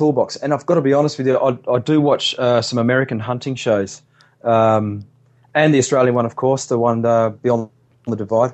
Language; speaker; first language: English; native; English